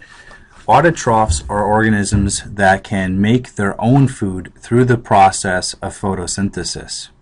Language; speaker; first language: English; native; English